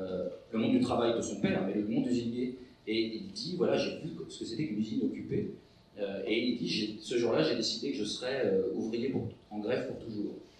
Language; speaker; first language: French; native; French